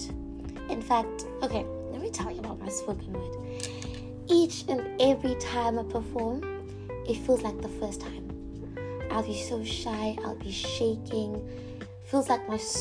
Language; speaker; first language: English; non-native, local second language; Tswana